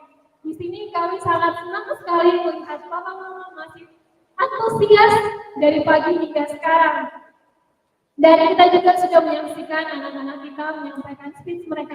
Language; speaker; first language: Indonesian; native; Indonesian